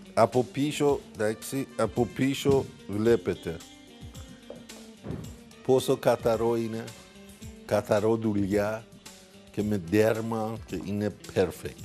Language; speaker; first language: Greek; non-native, learner; Persian